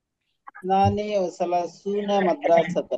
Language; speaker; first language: Arabic; non-native, learner; Bangla